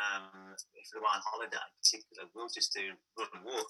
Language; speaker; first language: English; native; English